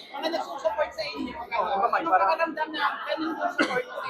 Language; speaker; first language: Filipino; native; Filipino